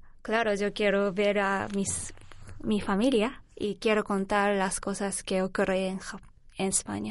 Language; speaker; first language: Spanish; non-native, learner; Chinese